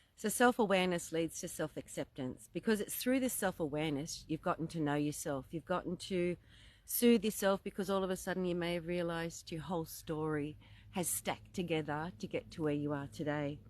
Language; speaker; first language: English; native; English